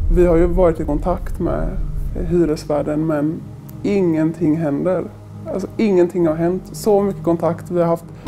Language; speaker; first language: Swedish; native; Swedish